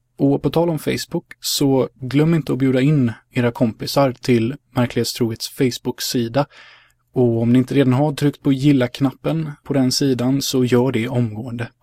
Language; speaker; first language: Swedish; early bilingual, other home language; Hungarian